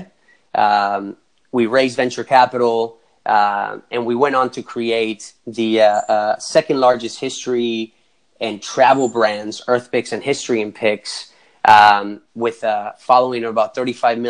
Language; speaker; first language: English; non-native, fluent; Spanish